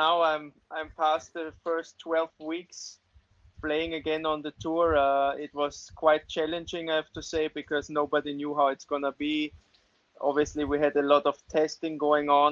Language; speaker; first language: English; non-native, fluent; German